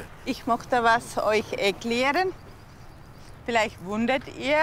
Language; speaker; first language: German; non-native, learner; Sinhala